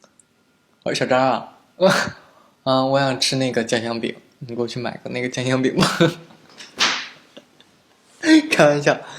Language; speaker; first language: Chinese; native; Chinese